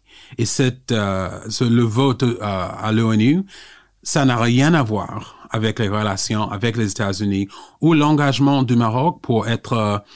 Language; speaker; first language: French; non-native, fluent; English